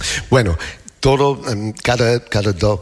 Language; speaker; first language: Spanish; non-native, learner; English